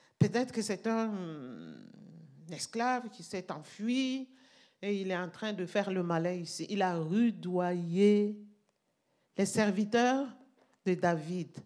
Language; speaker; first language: French; non-native, local second language; Mossi